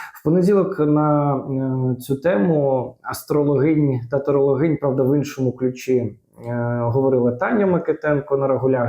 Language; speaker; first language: Ukrainian; native; Ukrainian